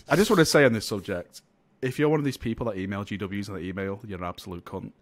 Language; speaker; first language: English; native; English